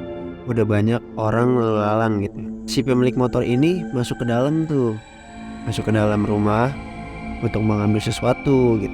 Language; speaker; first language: Indonesian; native; Indonesian